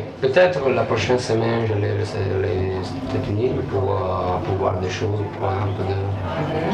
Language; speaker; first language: French; non-native, learner; Italian